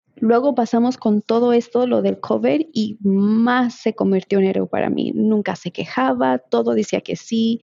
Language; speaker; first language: Spanish; early bilingual, heritage; Spanish